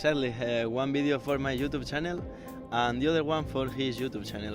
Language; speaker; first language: English; non-native, fluent; Spanish